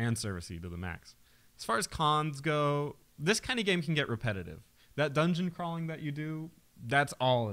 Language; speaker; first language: English; native; English